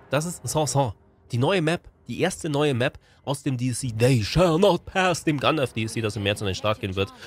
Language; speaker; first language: German; native; German